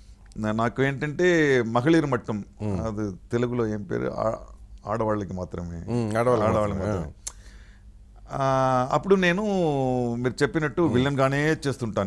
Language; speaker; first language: Telugu; non-native, learner; Tamil